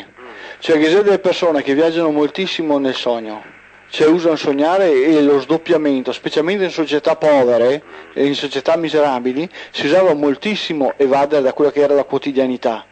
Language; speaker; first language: Italian; native; Italian